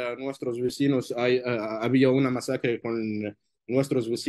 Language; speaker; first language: Spanish; non-native, fluent; Arabic